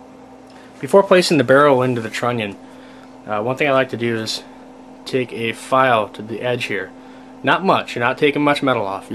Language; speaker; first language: English; native; English